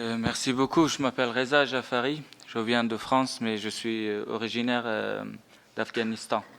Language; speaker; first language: French; non-native, fluent; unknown